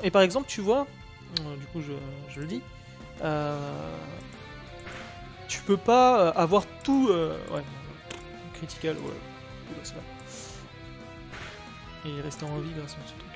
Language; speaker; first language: French; native; French